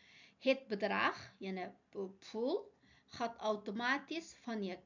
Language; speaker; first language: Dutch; non-native, fluent; Uyghur